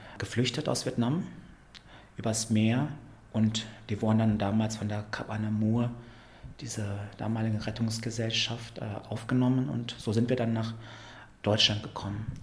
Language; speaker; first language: German; early bilingual, other home language; Vietnamese